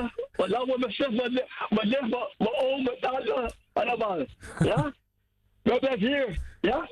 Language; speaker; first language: Dutch; non-native, local second language; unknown